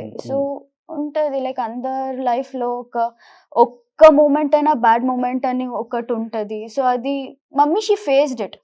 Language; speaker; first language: Telugu; non-native, local second language; Kannada